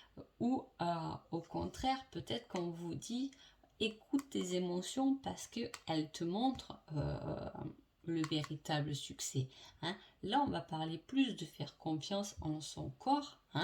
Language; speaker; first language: French; native; French